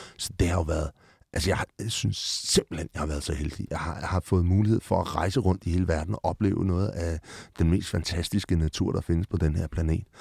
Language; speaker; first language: Danish; native; Danish